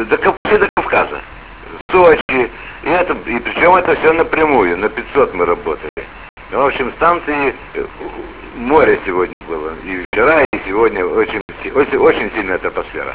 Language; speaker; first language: Russian; native; Russian